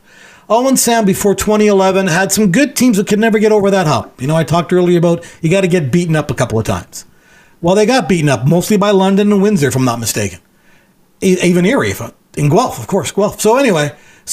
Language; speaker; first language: English; native; English